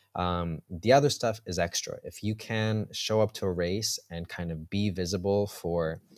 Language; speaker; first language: English; early bilingual, heritage; Spanish